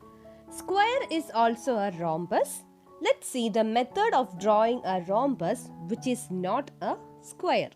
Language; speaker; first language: English; non-native, local second language; Malayalam